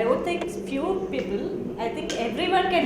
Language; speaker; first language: English; non-native, local second language; Telugu